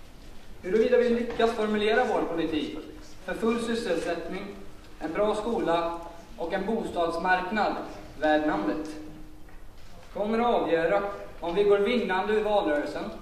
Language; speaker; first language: Swedish; native; Swedish